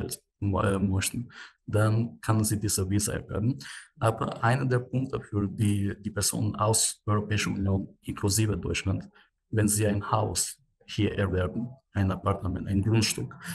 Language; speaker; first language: German; non-native, fluent; Albanian